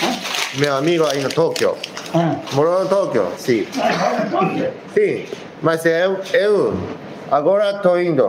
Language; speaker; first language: Portuguese; non-native, learner; Japanese